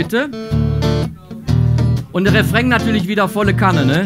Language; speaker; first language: German; native; German